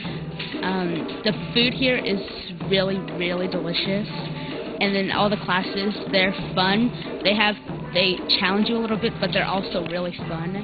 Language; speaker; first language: English; native; English